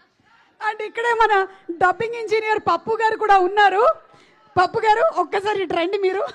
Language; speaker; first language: Telugu; native; Telugu